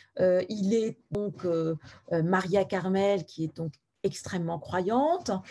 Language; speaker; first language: French; native; French